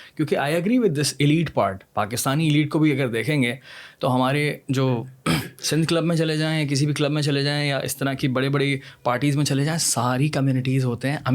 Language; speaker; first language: Urdu; native; Urdu